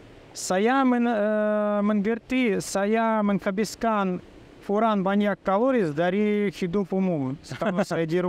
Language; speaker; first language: Indonesian; non-native, learner; Russian